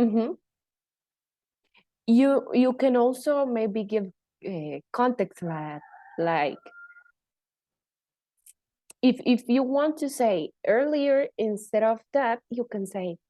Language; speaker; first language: English; non-native, fluent; Spanish